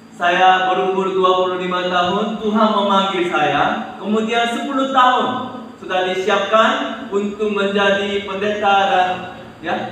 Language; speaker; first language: Indonesian; non-native, fluent; Korean